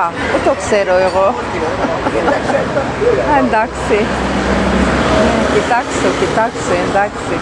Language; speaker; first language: Greek; non-native, learner; Armenian